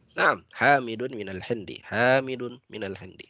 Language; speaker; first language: Arabic; non-native, fluent; Indonesian